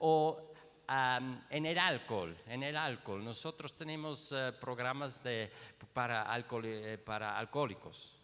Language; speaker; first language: Spanish; non-native, learner; Swiss German